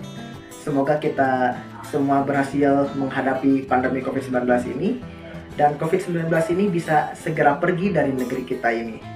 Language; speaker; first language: Indonesian; native; Indonesian